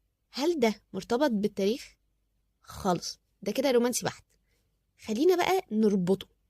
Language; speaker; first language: Arabic; native; Arabic